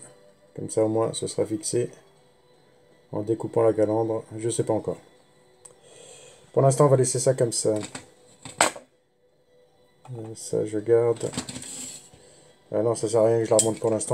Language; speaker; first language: French; native; French